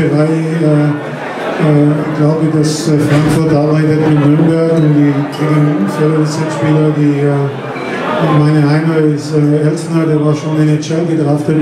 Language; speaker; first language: German; non-native, fluent; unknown